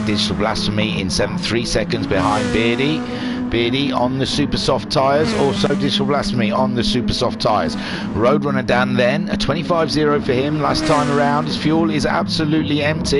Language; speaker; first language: English; native; English